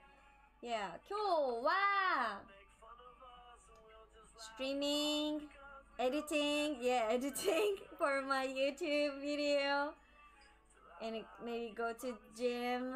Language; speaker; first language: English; non-native, learner; Japanese